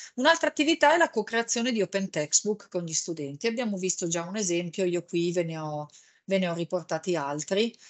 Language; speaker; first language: Italian; native; Italian